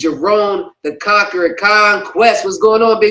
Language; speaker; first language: English; native; English